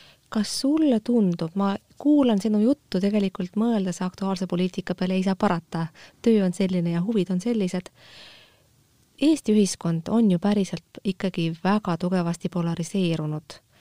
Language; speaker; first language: Estonian; native; Estonian